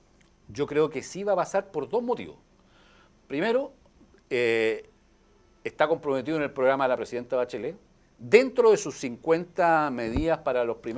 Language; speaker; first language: Spanish; native; Spanish